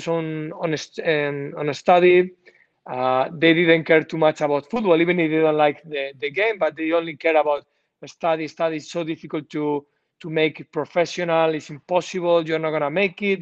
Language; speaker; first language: English; non-native, learner; Spanish